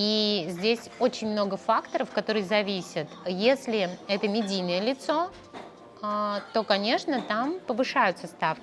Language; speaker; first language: Russian; native; Russian